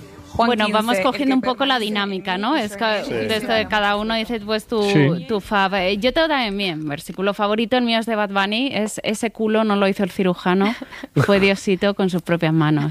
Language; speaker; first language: Spanish; native; Spanish